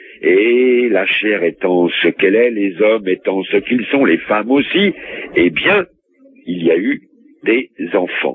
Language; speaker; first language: French; native; French